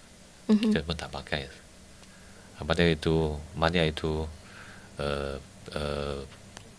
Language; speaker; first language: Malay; non-native, local second language; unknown